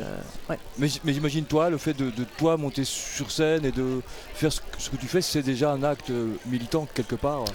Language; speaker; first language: French; native; French